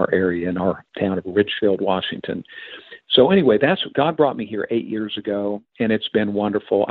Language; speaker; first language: English; native; English